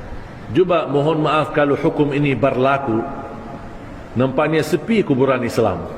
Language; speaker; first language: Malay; non-native, fluent; Arabic